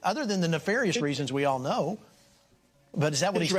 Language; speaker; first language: English; native; English